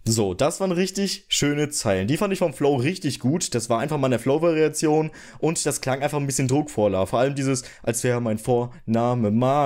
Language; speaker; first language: German; native; German